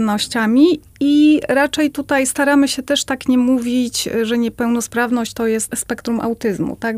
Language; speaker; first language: Polish; native; Polish